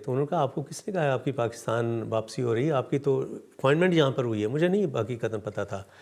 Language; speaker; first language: Urdu; native; Urdu